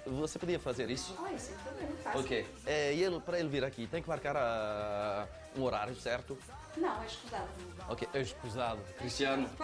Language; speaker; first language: Portuguese; early bilingual, heritage; French